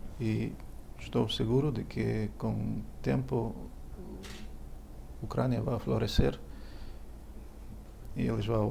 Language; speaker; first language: Portuguese; non-native, fluent; Ukrainian